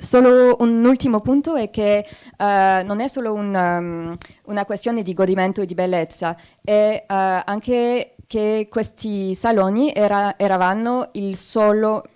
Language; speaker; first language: Italian; non-native, fluent; French